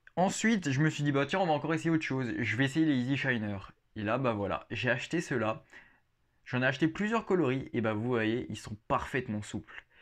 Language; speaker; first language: French; native; French